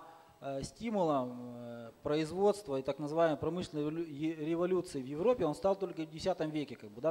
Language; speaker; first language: Russian; native; Russian